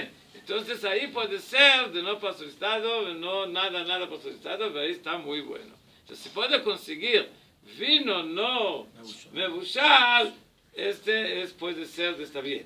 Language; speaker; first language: Spanish; non-native, learner; Hebrew